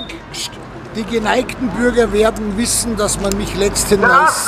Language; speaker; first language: German; native; German